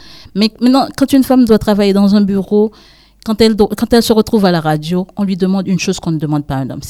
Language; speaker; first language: French; non-native, local second language; Haitian Creole